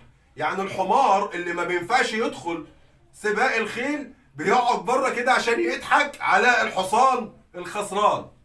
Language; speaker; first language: Arabic; native; Arabic